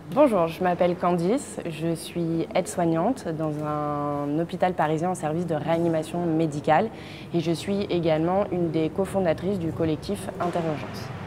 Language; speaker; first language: French; native; French